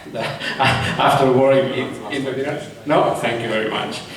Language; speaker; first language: English; non-native, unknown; Catalan